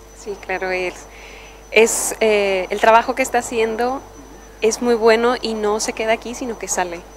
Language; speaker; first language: Spanish; native; Spanish